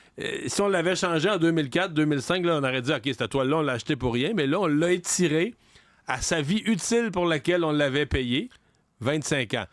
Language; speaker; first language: French; native; French